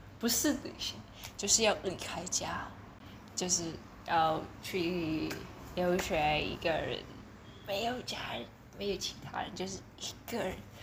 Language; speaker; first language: Chinese; early bilingual, heritage; Chinese